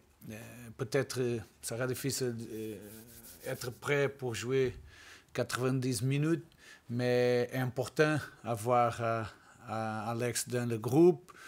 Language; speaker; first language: French; non-native, learner; Portuguese